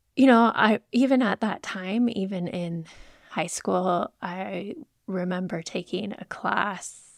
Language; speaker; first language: English; native; English